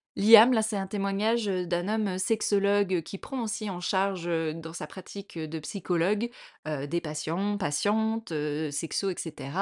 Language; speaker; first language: French; native; French